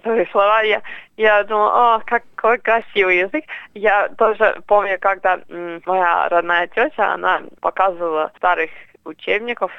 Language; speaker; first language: Russian; non-native, fluent; English